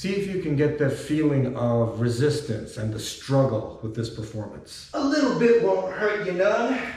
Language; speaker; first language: English; native; English